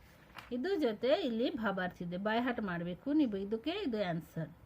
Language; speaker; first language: Kannada; non-native, local second language; Hindi